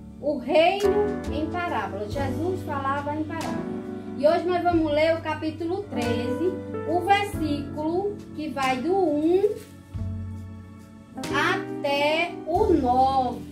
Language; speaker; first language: Portuguese; native; Portuguese